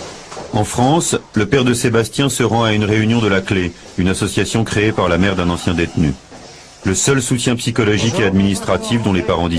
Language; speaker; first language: French; native; French